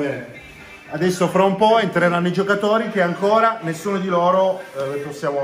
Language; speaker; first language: Italian; native; Italian